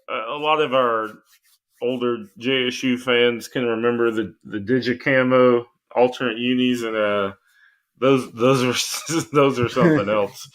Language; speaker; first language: English; native; English